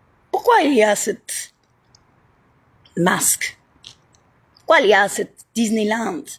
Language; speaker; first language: French; non-native, learner; Italian